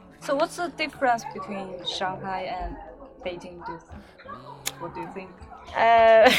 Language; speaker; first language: English; non-native, learner; Chinese